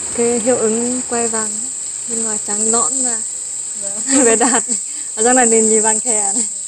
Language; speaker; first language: Vietnamese; non-native, local second language; Iu Mien